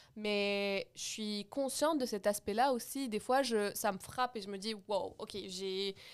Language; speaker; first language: French; non-native, local second language; Arabic